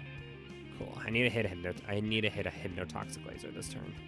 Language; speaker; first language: English; native; English